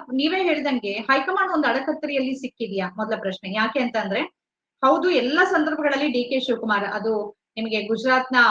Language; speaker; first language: Kannada; native; Kannada